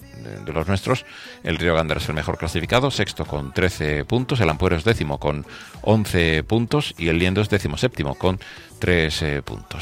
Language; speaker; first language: Spanish; native; Spanish